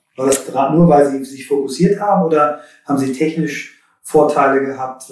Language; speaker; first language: German; native; German